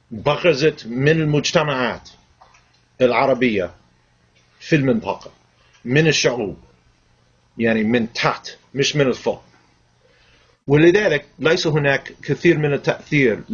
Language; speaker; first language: Arabic; non-native, fluent; English